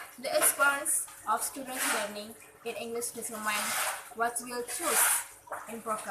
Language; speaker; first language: English; non-native, learner; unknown